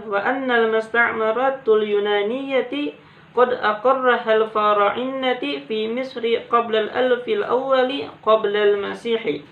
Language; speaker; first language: Arabic; non-native, learner; Indonesian